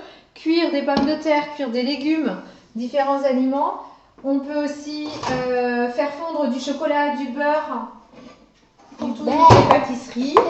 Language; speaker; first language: French; native; French